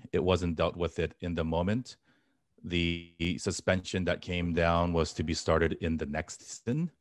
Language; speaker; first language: English; native; English